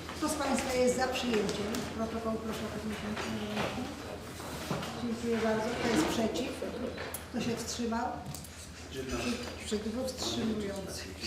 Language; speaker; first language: Polish; native; Polish